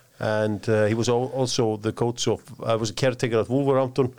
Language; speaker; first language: English; non-native, fluent; Icelandic